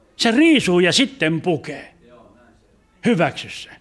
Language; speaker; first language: Finnish; native; Finnish